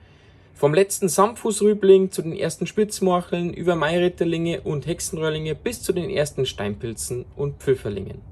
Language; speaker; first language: German; native; German